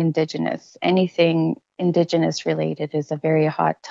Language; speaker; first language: English; non-native, local second language; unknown